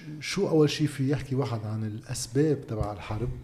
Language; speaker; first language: Arabic; native; Arabic